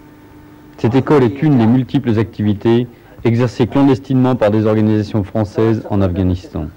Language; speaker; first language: French; native; French